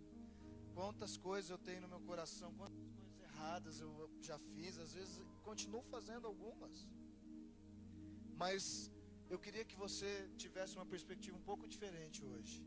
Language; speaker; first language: Portuguese; native; Portuguese